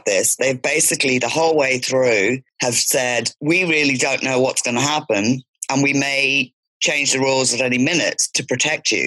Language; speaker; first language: English; native; English